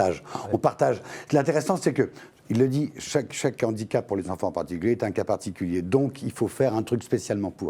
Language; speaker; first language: French; native; French